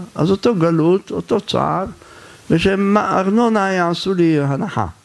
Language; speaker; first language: Hebrew; native; Hebrew